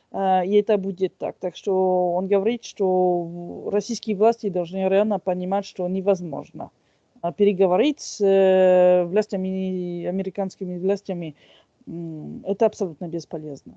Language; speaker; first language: Russian; non-native, fluent; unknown